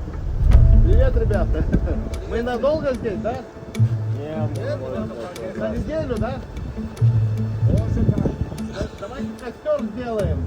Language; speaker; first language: Russian; non-native, fluent; Lithuanian